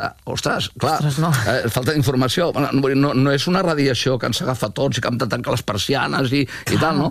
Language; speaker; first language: Catalan; native; Catalan